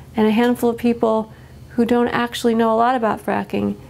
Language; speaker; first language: English; native; English